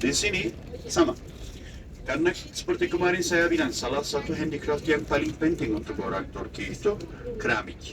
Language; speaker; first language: Indonesian; non-native, fluent; Turkish